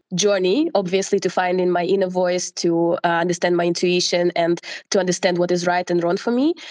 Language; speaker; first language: English; non-native, fluent; Russian